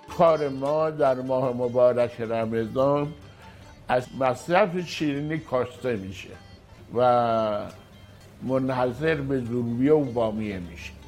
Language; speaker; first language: Persian; native; Persian